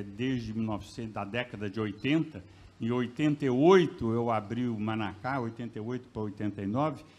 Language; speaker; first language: Portuguese; native; Portuguese